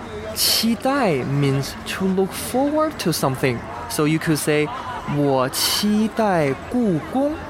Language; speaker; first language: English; non-native, fluent; Chinese